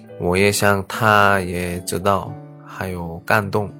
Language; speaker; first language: Chinese; non-native, learner; Korean